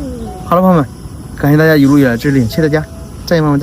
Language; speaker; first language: Chinese; native; Chinese